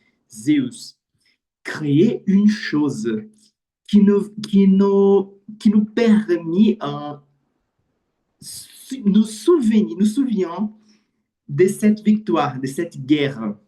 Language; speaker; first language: French; non-native, learner; Portuguese